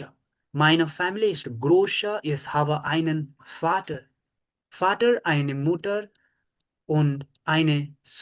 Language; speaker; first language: German; non-native, fluent; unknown